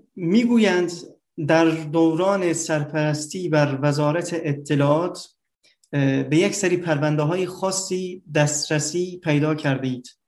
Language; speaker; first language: Persian; non-native, fluent; Turkish